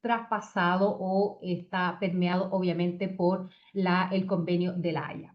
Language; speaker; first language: Spanish; native; Spanish